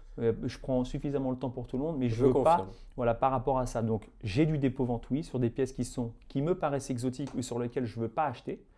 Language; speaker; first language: French; native; French